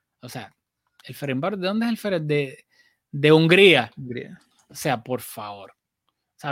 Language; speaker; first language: Spanish; native; Spanish